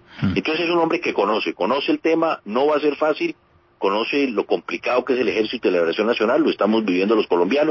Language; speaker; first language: Spanish; native; Spanish